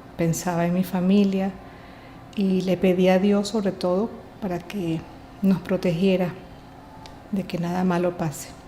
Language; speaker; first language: Spanish; native; Spanish